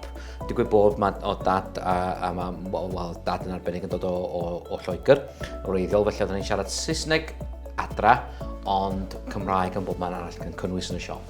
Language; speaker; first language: Welsh; non-native, local second language; English